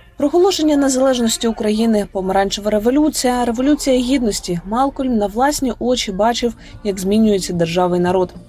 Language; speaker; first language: Ukrainian; native; Ukrainian